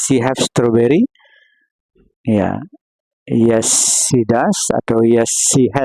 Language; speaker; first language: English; non-native, learner; Indonesian